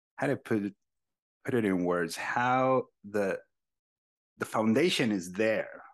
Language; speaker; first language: English; non-native, fluent; Spanish